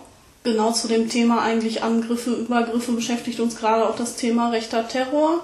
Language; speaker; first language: German; native; German